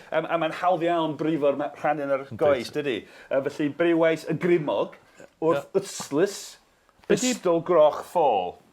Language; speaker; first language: Welsh; non-native, fluent; English